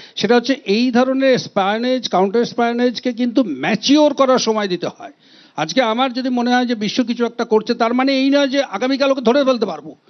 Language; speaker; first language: Bangla; native; Bangla